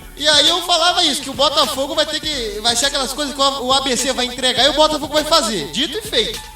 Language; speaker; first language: Portuguese; native; Portuguese